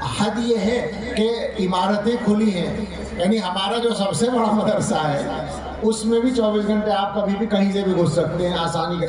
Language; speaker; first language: Urdu; native; Urdu